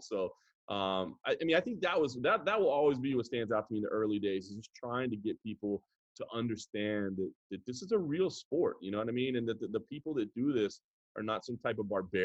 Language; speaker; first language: English; native; English